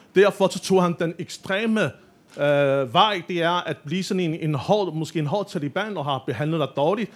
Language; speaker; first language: Danish; non-native, fluent; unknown